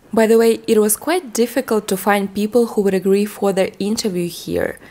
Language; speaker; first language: English; non-native, fluent; Russian